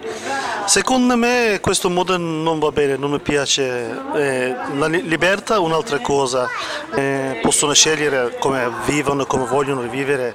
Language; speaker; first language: Italian; non-native, learner; Turkish